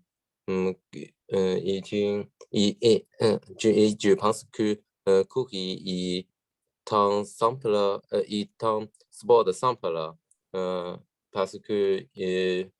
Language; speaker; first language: French; non-native, learner; Chinese